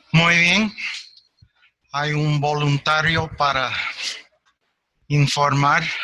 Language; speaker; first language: Spanish; non-native, fluent; English